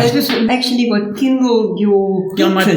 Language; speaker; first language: English; non-native, local second language; Afrikaans